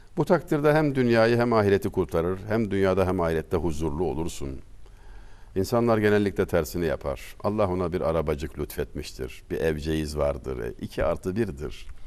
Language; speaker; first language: Turkish; native; Turkish